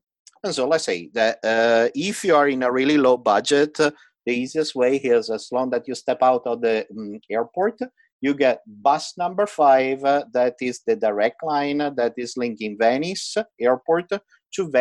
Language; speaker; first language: English; non-native, fluent; Italian